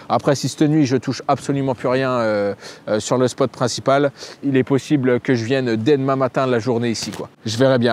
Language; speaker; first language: French; native; French